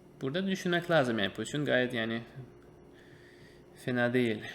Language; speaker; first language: Turkish; non-native, fluent; Russian